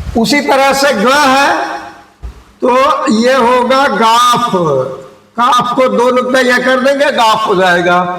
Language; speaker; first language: Hindi; native; Hindi